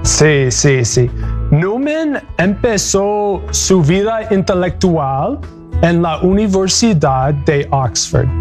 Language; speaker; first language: Spanish; non-native, learner; English